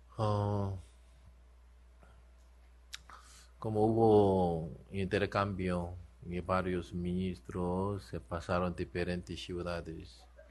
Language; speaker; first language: Spanish; non-native, learner; Korean